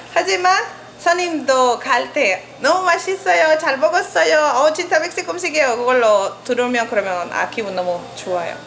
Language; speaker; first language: Korean; non-native, learner; Spanish